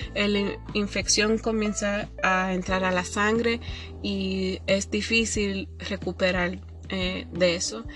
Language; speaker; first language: Spanish; early bilingual, heritage; Spanish